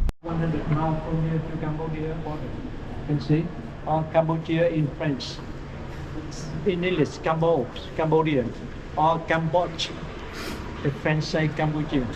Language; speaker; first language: English; non-native, learner; Vietnamese